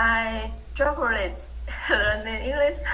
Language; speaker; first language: English; non-native, learner; Vietnamese